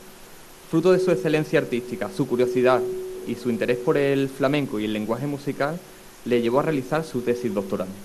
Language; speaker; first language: Spanish; native; Spanish